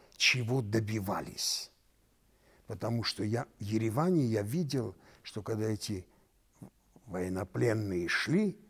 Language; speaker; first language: Russian; non-native, local second language; Armenian